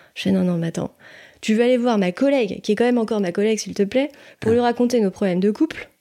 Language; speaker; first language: French; native; French